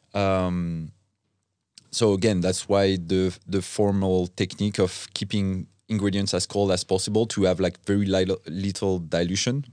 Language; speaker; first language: English; non-native, fluent; French